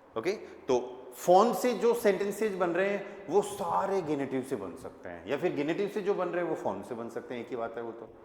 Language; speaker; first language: Hindi; native; Hindi